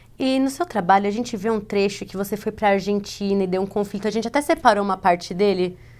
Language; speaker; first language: Portuguese; native; Portuguese